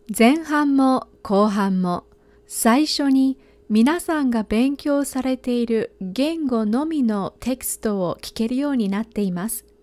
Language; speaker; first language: Japanese; native; Japanese